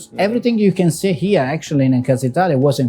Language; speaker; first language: English; non-native, fluent; Italian